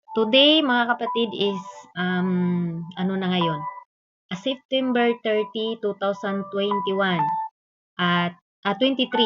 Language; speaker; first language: Filipino; non-native, local second language; Cebuano